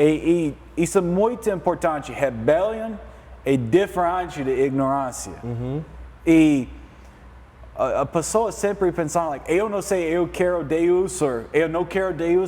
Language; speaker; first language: Portuguese; non-native, learner; English